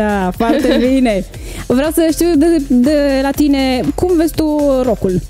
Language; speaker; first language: Romanian; native; Romanian